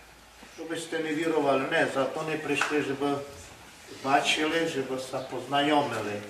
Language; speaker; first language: Ukrainian; early bilingual, heritage; Ukrainian